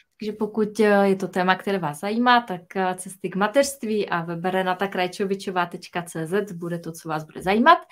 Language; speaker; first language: Czech; native; Czech